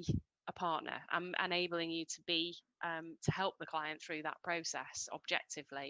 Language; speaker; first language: English; native; English